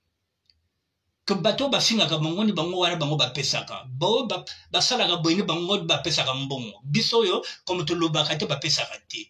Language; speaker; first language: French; non-native, local second language; Lingala